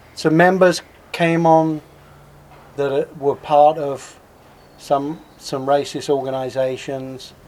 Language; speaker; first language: English; native; English